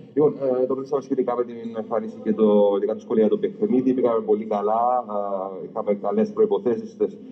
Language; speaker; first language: Greek; native; Greek